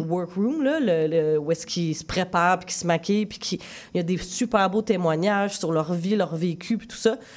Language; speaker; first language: French; native; French